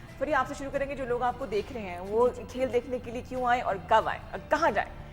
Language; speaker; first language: Urdu; native; Urdu